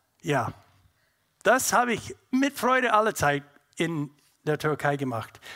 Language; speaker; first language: German; non-native, learner; English